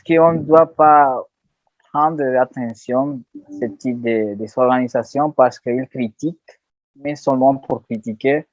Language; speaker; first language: French; non-native, learner; Spanish